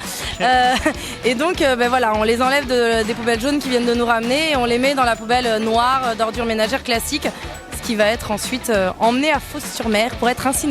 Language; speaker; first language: French; native; French